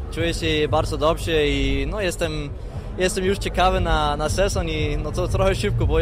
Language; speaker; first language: Polish; non-native, learner; Danish